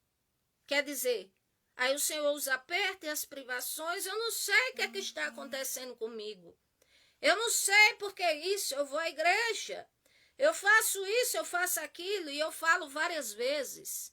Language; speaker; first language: Portuguese; native; Portuguese